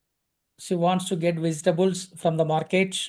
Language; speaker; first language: English; non-native, local second language; Telugu